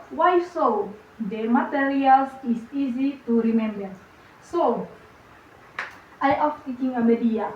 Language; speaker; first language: English; non-native, learner; Indonesian